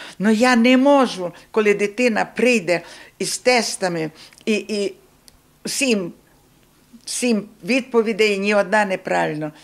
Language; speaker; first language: Ukrainian; native; Ukrainian